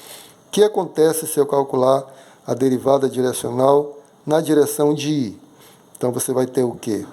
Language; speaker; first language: Portuguese; native; Portuguese